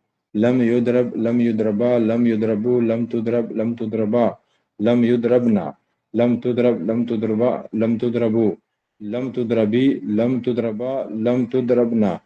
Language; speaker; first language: Arabic; non-native, learner; Urdu